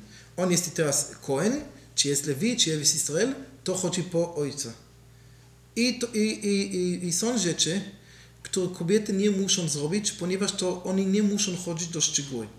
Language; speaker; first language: Polish; non-native, learner; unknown